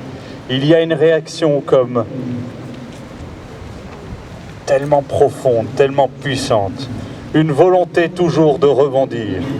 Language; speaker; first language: French; native; French